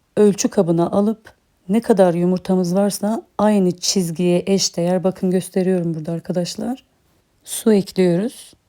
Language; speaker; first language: Turkish; native; Turkish